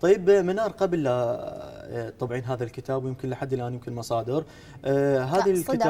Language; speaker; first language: Arabic; native; Arabic